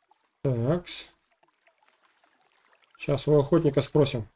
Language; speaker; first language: Russian; native; Russian